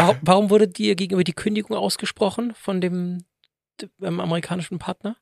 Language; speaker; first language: German; native; German